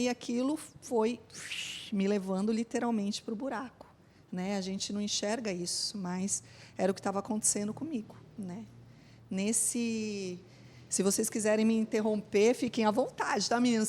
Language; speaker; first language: Portuguese; native; Portuguese